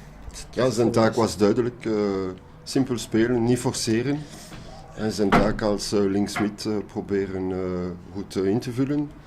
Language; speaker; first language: Dutch; non-native, local second language; French